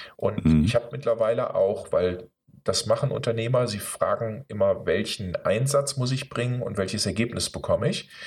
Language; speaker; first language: German; native; German